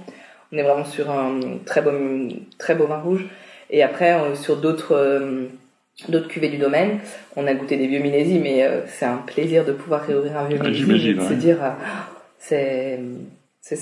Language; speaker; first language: French; native; French